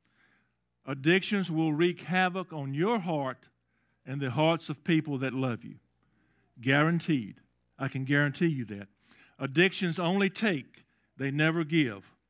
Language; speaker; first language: English; native; English